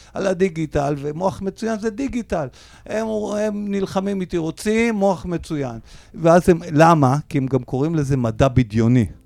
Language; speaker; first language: Hebrew; native; Hebrew